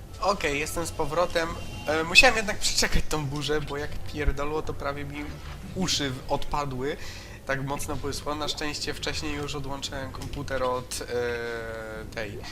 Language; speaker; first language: Polish; native; Polish